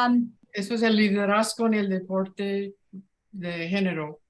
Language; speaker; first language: Spanish; non-native, learner; English